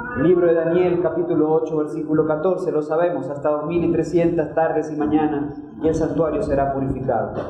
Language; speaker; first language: Spanish; native; Spanish